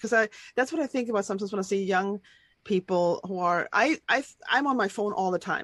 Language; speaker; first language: English; non-native, fluent; Swedish